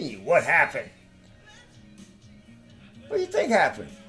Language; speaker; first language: English; native; English